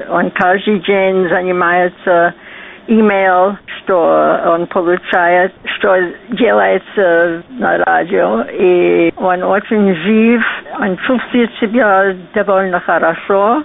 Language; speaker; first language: Russian; non-native, fluent; English